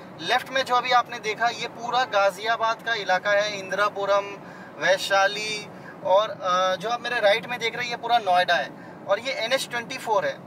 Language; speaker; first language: Hindi; non-native, local second language; Bangla